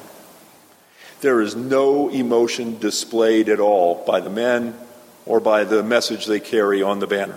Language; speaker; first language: English; native; English